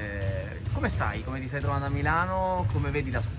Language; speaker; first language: Italian; native; Italian